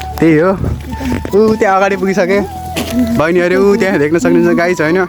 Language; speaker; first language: Nepali; non-native, local second language; Rana Tharu